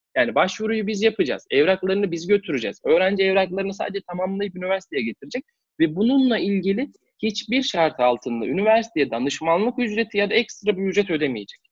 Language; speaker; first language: Turkish; native; Turkish